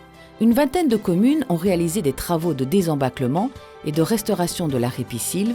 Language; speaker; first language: French; native; French